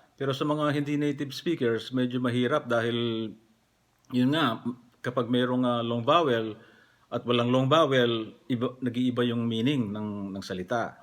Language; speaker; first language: Filipino; non-native, local second language; Pampanga